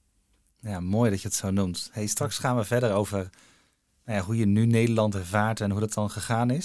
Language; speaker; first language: Dutch; native; Dutch